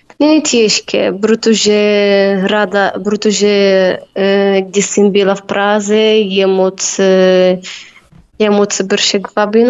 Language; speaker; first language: Czech; non-native, learner; Arabic